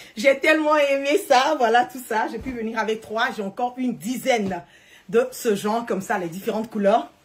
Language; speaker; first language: French; early bilingual, heritage; French